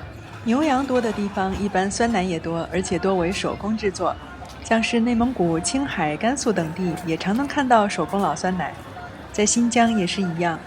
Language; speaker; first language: Chinese; native; Chinese